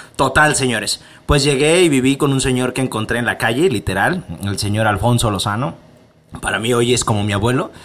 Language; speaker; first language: Spanish; native; Spanish